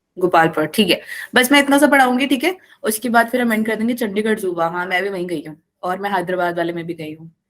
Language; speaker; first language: Hindi; non-native, local second language; Malayalam